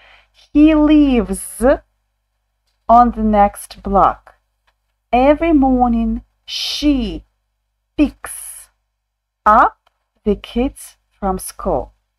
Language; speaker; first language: English; non-native, fluent; Ukrainian